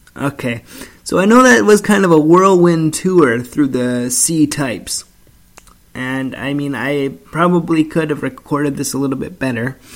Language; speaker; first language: English; native; English